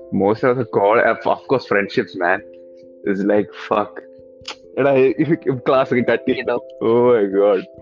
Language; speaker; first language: English; early bilingual, other home language; Malayalam